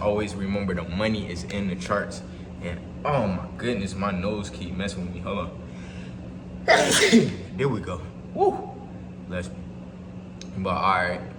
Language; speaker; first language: English; native; English